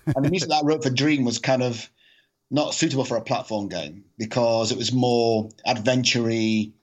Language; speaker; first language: English; native; English